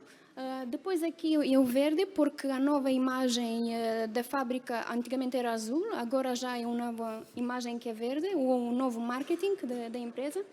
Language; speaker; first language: Portuguese; non-native, fluent; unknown